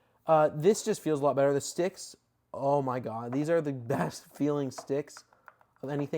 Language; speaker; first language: English; native; English